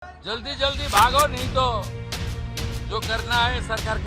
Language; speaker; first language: Hindi; non-native, local second language; Bangla